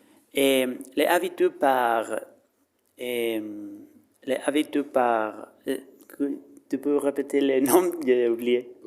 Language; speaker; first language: French; non-native, learner; Spanish